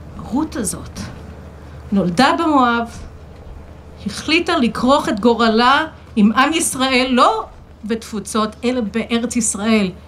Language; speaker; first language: Hebrew; non-native, fluent; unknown